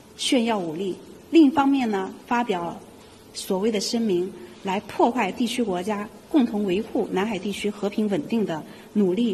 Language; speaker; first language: Chinese; native; Chinese